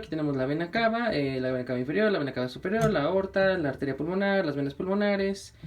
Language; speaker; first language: Spanish; native; Spanish